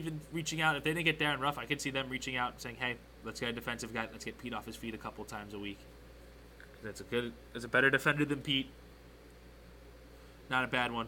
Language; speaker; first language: English; native; English